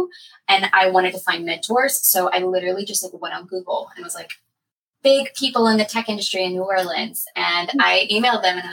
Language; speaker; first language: English; native; English